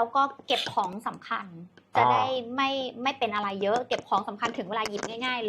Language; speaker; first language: Thai; native; Thai